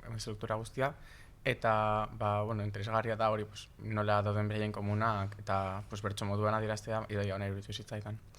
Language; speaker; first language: Basque; native; Basque